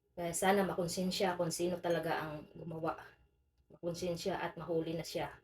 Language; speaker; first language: Filipino; non-native, local second language; Cebuano